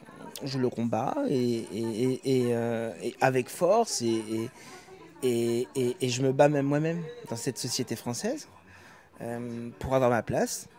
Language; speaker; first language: French; early bilingual, other home language; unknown